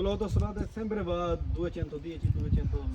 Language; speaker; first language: Italian; non-native, learner; Urdu